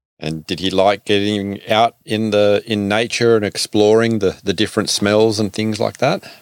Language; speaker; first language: English; native; English